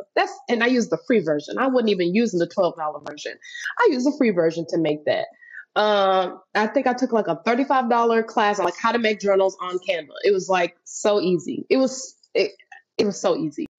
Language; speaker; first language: English; native; English